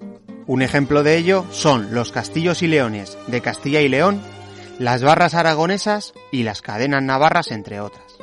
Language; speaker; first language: Spanish; native; Spanish